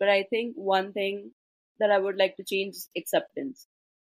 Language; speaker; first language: English; non-native, local second language; Hindi